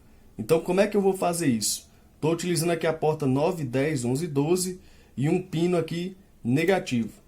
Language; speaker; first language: Portuguese; native; Portuguese